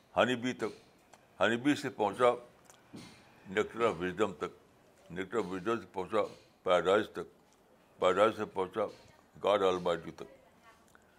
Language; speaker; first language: Urdu; native; Urdu